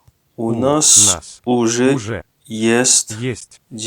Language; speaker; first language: Russian; non-native, fluent; English